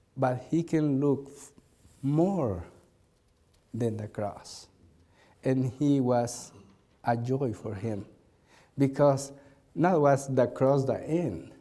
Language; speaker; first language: English; non-native, learner; Spanish